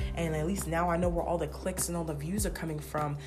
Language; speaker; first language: English; native; English